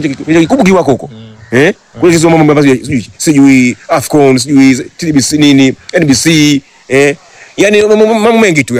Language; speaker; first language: Swahili; native; Swahili